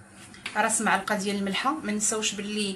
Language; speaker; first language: Arabic; native; Arabic